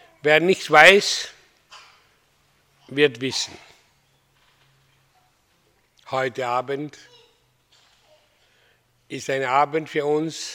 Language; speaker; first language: German; non-native, learner; Hindi